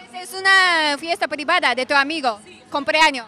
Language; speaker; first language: Spanish; non-native, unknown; Japanese